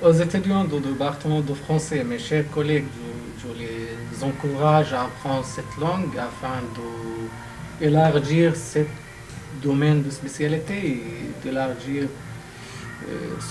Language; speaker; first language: French; non-native, fluent; Arabic